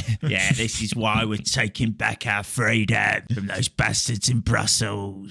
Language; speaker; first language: English; native; English